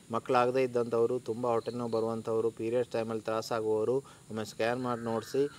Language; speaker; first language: Kannada; native; Kannada